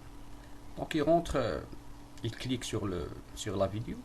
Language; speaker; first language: French; non-native, local second language; Arabic